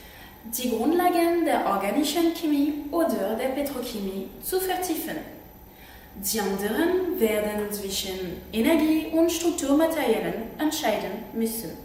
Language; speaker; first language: German; non-native, learner; French